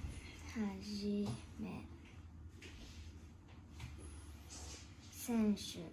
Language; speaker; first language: Japanese; early bilingual, heritage; Japanese